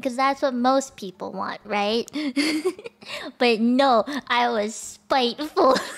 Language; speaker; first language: English; native; English